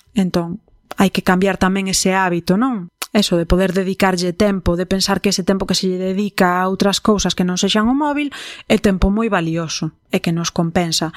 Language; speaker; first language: Galician; non-native, local second language; Spanish